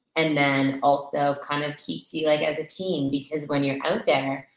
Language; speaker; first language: English; native; English